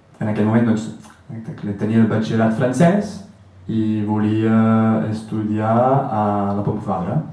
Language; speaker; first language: Catalan; non-native, fluent; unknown